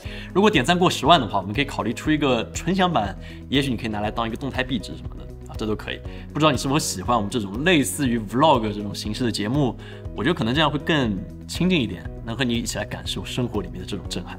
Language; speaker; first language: Chinese; native; Chinese